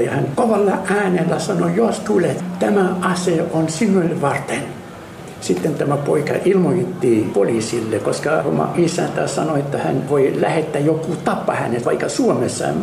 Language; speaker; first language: Finnish; non-native, fluent; Arabic